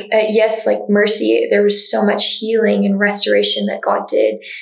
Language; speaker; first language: English; native; English